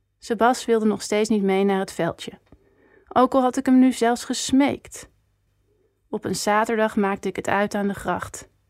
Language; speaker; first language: Dutch; native; Dutch